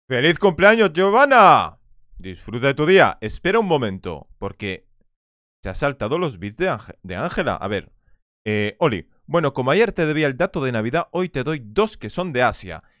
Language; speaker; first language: Spanish; native; Spanish